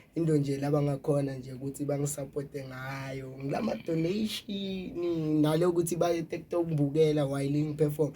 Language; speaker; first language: Zulu; native; Zulu